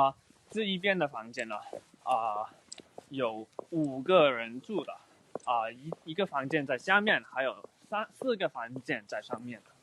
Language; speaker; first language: Chinese; early bilingual, heritage; Chinese